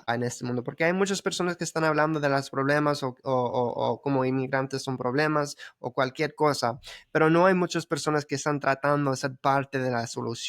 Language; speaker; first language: Spanish; early bilingual, heritage; Spanish